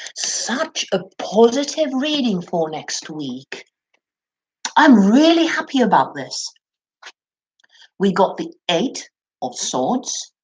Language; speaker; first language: English; non-native, fluent; Finnish